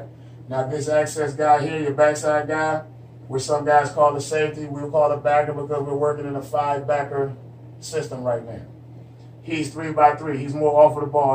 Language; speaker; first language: English; native; English